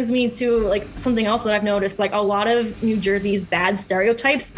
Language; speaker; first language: English; native; English